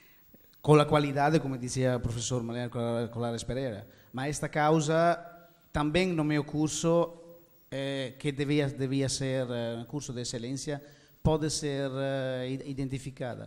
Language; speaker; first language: Portuguese; non-native, learner; Italian